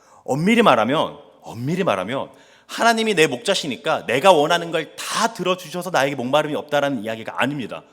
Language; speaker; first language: Korean; native; Korean